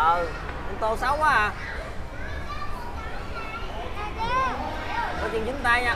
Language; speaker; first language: Vietnamese; native; Vietnamese